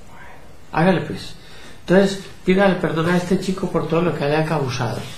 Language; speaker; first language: Spanish; native; Spanish